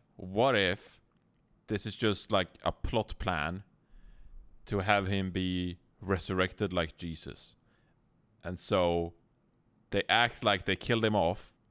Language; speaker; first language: English; non-native, fluent; Swedish